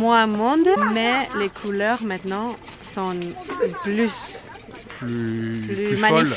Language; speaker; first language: French; non-native, learner; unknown